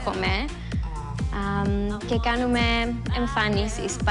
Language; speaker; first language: Greek; early bilingual, heritage; English